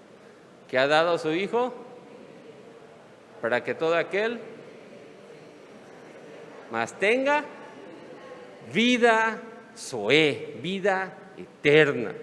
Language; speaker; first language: Spanish; native; Spanish